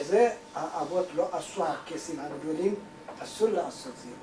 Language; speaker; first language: Hebrew; non-native, learner; Amharic